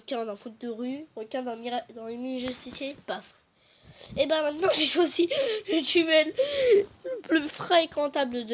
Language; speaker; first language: French; native; French